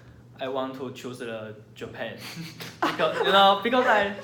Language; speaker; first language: English; non-native, learner; Chinese